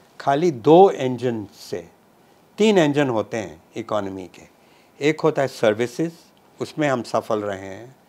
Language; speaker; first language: Hindi; non-native, local second language; Punjabi